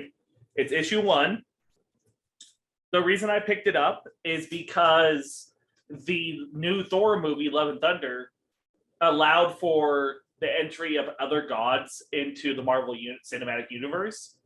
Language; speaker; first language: English; native; English